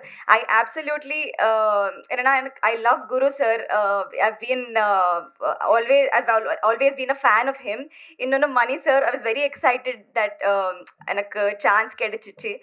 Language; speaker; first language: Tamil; non-native, learner; Telugu